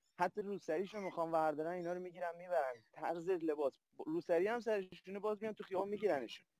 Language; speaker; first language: Persian; native; Persian